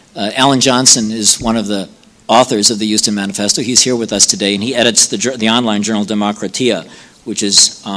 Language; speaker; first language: English; native; English